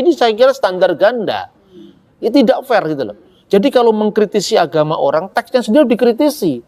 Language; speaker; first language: Indonesian; native; Indonesian